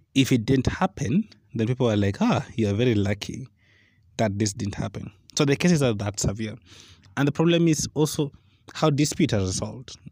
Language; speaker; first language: English; non-native, local second language; Luo (Kenya and Tanzania)